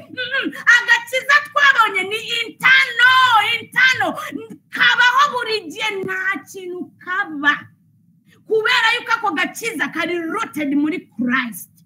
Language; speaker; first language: Kinyarwanda; early bilingual, heritage; Kinyarwanda